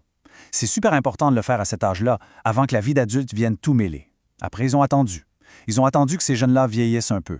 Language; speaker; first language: French; native; French